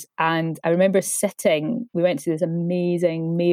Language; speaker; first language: English; native; English